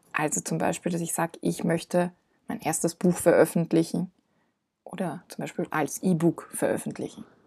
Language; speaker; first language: German; non-native, fluent; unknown